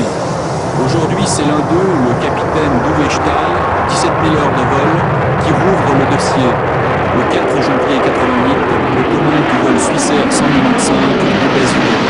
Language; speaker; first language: French; native; French